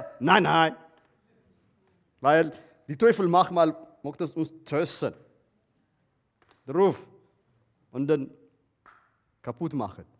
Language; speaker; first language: German; non-native, learner; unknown